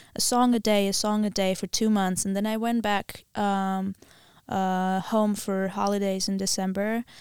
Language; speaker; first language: English; non-native, fluent; Armenian